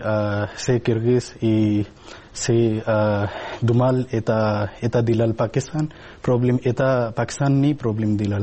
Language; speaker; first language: Russian; non-native, learner; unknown